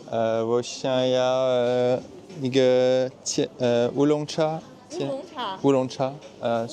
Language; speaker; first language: Chinese; non-native, learner; French